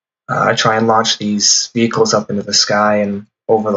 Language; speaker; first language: English; native; English